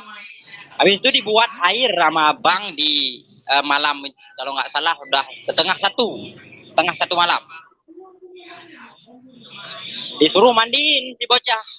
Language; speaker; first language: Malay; non-native, local second language; Achinese